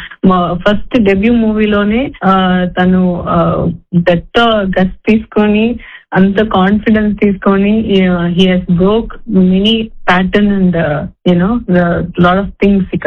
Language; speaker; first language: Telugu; non-native, fluent; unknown